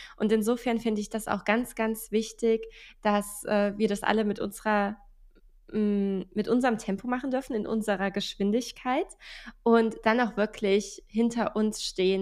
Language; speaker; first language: German; native; German